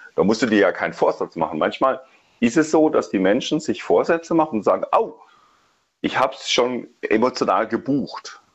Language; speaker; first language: German; native; German